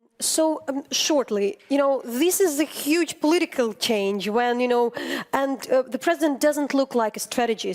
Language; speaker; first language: English; non-native, fluent; Ukrainian